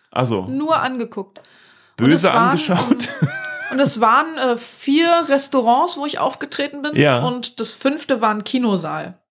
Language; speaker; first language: German; native; German